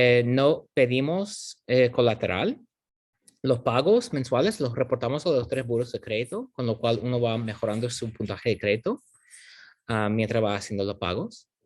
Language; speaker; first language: Spanish; non-native, fluent; English